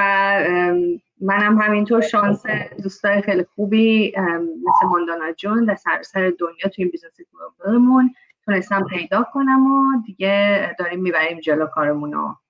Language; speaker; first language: Persian; early bilingual, heritage; Persian